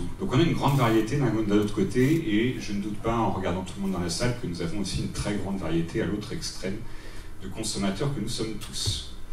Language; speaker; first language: French; native; French